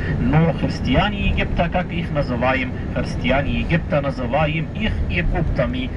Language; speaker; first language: Russian; non-native, fluent; Arabic